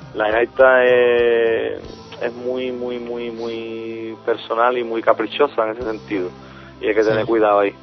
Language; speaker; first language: Spanish; native; Spanish